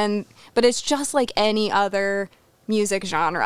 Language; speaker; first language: English; native; English